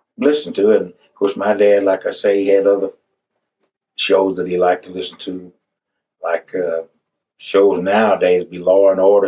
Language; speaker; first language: English; native; English